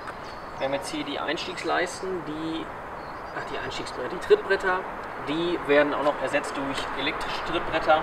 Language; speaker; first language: German; native; German